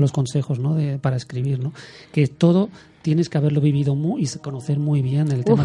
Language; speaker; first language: Spanish; native; Spanish